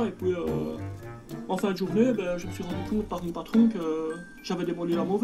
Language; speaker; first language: French; native; French